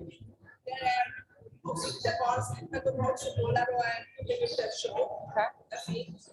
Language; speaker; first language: Swedish; non-native, learner; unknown